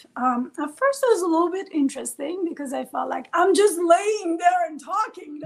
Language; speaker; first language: English; non-native, fluent; Persian